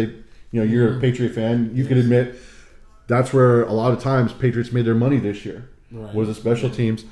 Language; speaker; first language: English; native; English